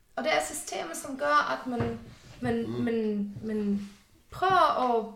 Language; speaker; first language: Danish; non-native, fluent; English